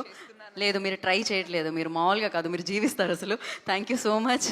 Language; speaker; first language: Telugu; native; Telugu